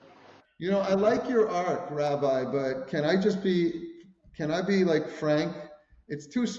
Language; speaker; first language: English; native; English